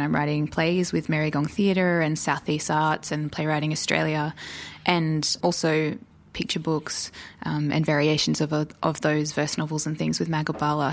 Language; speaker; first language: English; native; English